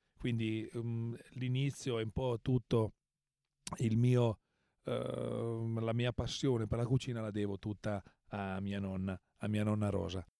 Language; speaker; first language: Italian; native; Italian